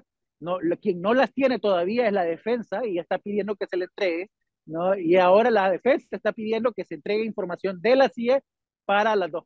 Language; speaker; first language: Spanish; native; Spanish